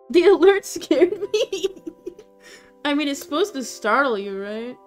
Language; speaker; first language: English; native; English